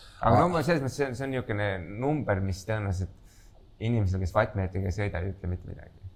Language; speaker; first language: Estonian; native; Estonian